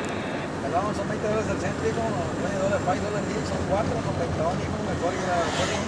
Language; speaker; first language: Spanish; native; Spanish